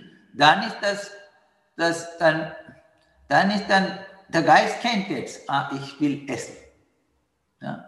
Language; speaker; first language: German; non-native, learner; Sinhala